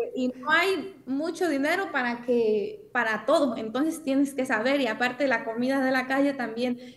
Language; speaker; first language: Spanish; native; Spanish